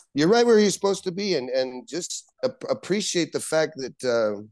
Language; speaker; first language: English; native; English